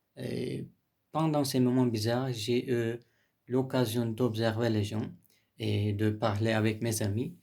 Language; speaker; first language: French; non-native, learner; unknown